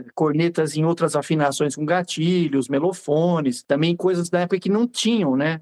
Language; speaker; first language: Portuguese; native; Portuguese